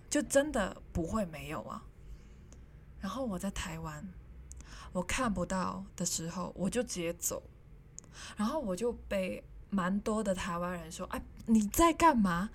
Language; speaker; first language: Chinese; non-native, local second language; Cantonese